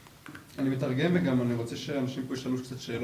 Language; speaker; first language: Hebrew; native; Hebrew